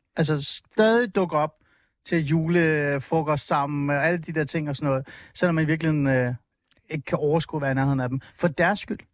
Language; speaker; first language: Danish; early bilingual, other home language; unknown